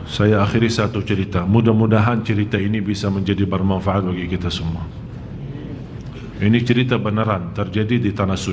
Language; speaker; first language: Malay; non-native, fluent; Arabic